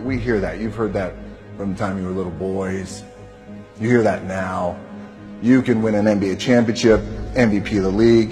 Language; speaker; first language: English; native; English